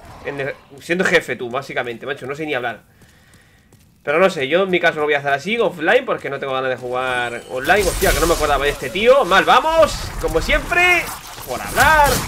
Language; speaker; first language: Spanish; native; Spanish